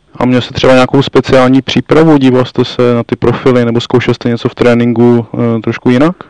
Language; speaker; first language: Czech; native; Czech